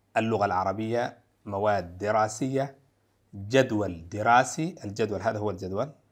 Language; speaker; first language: Arabic; non-native, local second language; Somali